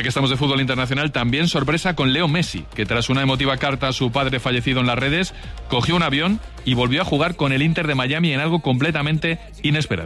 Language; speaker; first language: Spanish; native; Spanish